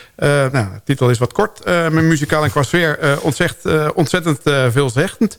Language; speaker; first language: Dutch; native; Dutch